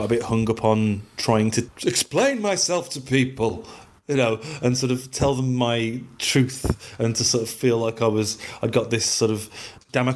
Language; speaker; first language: English; native; English